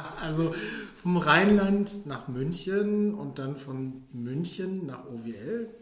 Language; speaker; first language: German; early bilingual, other home language; Filipino